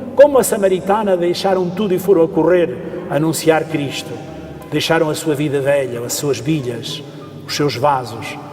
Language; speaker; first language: Portuguese; native; Portuguese